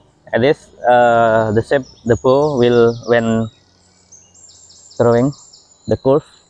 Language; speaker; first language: English; non-native, learner; Indonesian